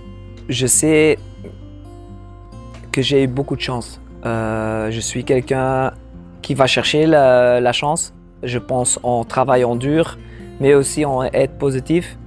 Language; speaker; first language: French; non-native, local second language; Dutch